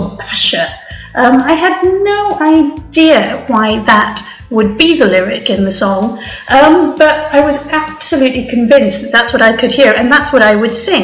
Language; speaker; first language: English; native; English